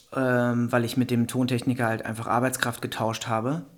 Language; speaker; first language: German; native; German